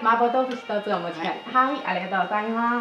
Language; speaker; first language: Japanese; non-native, fluent; Chinese